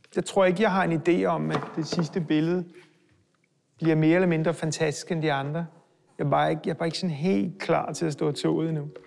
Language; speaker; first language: Danish; early bilingual, other home language; Hebrew